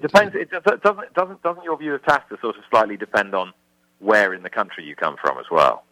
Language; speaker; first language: English; native; English